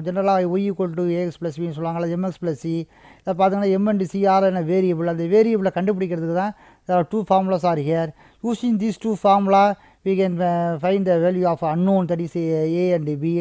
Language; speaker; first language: Tamil; native; Tamil